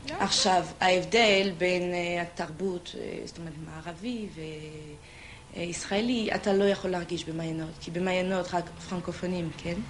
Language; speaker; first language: Hebrew; non-native, fluent; French